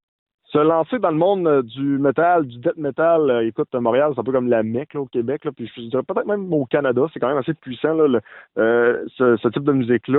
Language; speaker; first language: French; native; French